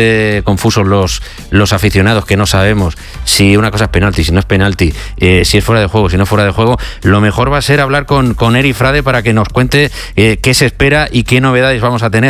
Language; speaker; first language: Spanish; native; Spanish